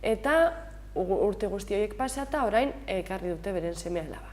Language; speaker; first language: Basque; native; Basque